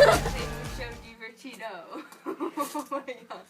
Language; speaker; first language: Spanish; non-native, learner; English